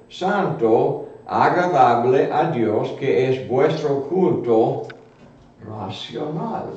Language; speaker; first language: Spanish; non-native, fluent; English